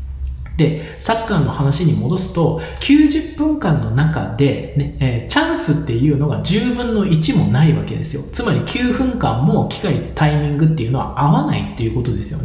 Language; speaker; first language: Japanese; native; Japanese